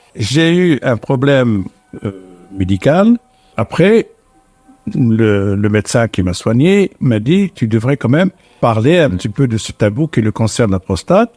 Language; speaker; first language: French; non-native, local second language; Arabic